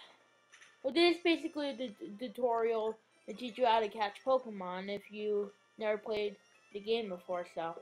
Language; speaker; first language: English; native; English